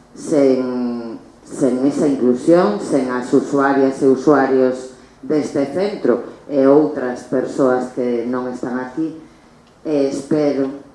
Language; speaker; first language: Galician; native; Galician